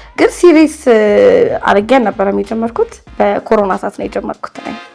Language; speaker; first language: Amharic; native; Amharic